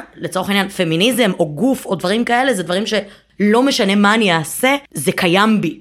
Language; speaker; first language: Hebrew; native; Hebrew